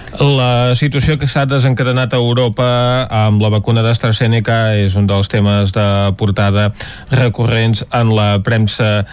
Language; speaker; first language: Catalan; native; Catalan